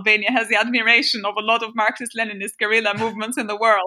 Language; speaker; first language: English; non-native, fluent; French